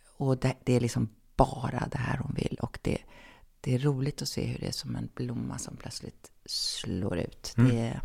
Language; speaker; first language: Swedish; native; Swedish